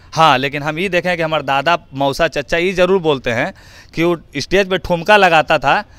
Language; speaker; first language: Hindi; native; Hindi